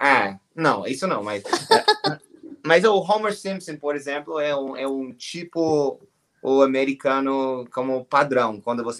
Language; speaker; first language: Portuguese; non-native, learner; English